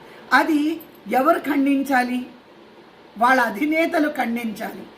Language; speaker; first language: Telugu; native; Telugu